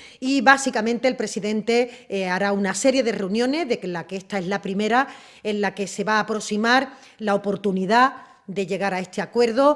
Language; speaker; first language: Spanish; native; Spanish